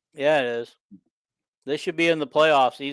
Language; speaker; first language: English; native; English